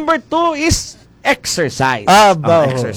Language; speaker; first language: English; non-native, local second language; Hiligaynon